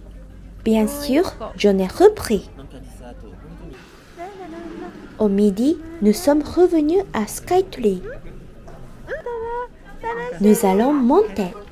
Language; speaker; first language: French; non-native, fluent; Japanese